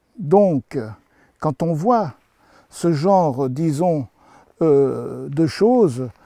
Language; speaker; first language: French; native; French